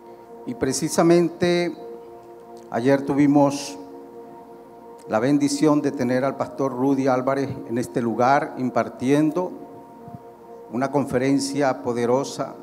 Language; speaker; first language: Spanish; native; Spanish